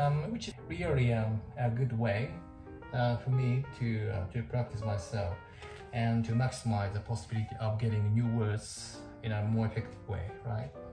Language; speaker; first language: English; non-native, fluent; Japanese